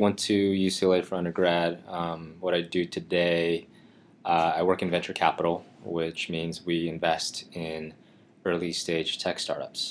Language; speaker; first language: English; native; English